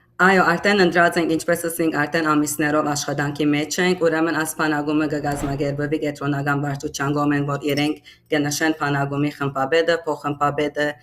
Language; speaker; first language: Armenian; early bilingual, heritage; Armenian